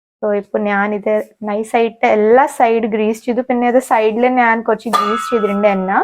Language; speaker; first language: Malayalam; non-native, learner; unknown